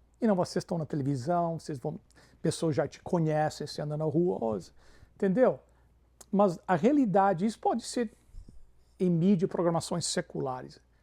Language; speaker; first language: Portuguese; non-native, fluent; English